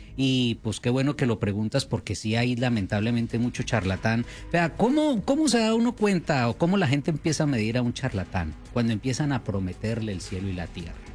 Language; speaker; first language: Spanish; native; Spanish